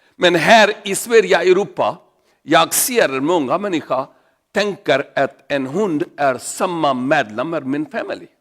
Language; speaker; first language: Swedish; non-native, learner; Urdu